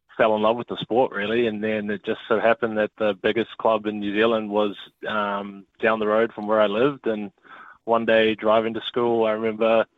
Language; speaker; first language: English; native; English